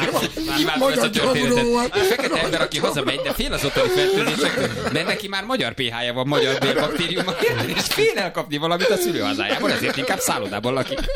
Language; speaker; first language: Hungarian; native; Hungarian